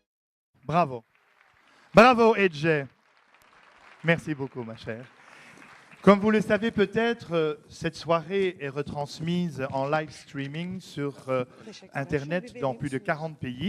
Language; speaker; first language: French; native; French